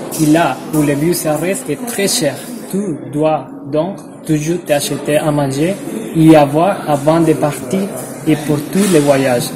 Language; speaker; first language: French; non-native, fluent; Spanish